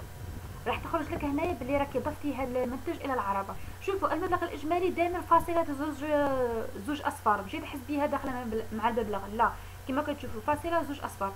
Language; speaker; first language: Arabic; native; Arabic